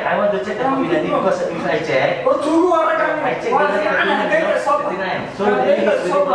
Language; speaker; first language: English; non-native, learner; Malay